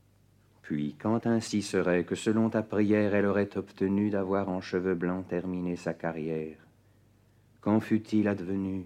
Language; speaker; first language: French; native; French